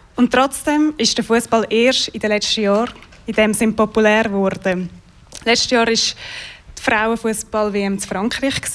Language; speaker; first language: German; native; German